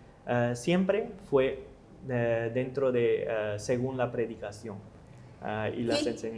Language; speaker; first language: Spanish; non-native, learner; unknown